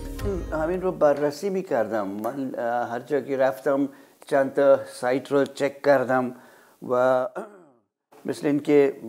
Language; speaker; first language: Persian; non-native, fluent; Urdu